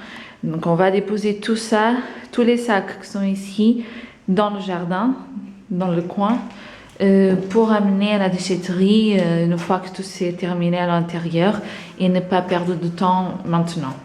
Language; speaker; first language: French; non-native, fluent; Portuguese